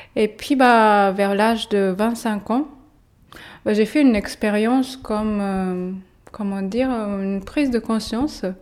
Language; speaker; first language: French; non-native, fluent; Japanese